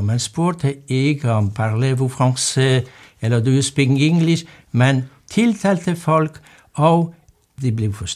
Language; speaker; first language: Danish; non-native, fluent; Polish